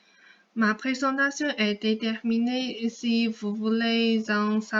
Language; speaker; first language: French; non-native, fluent; Chinese